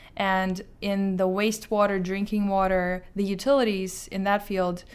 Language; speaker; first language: English; non-native, fluent; Azerbaijani